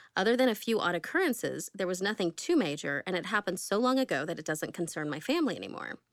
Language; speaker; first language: English; native; English